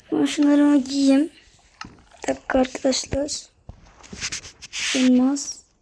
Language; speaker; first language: Turkish; native; Turkish